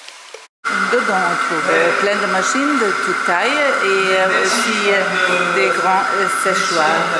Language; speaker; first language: French; non-native, fluent; German